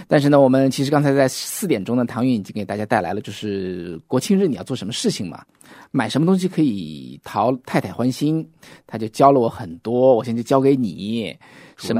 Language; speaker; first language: Chinese; native; Chinese